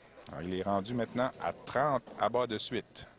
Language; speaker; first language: French; native; French